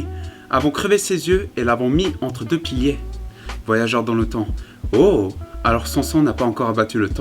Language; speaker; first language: French; native; French